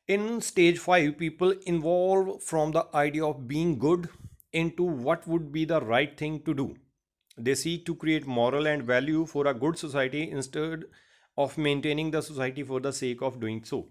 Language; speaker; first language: English; non-native, local second language; Punjabi